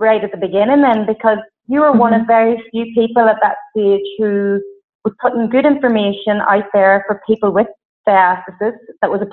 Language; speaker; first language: English; native; English